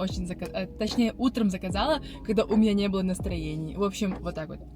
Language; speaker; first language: Russian; non-native, local second language; Kazakh